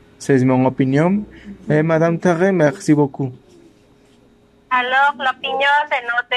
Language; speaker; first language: French; non-native, learner; Spanish